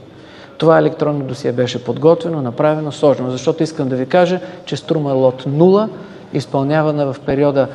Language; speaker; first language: Bulgarian; native; Bulgarian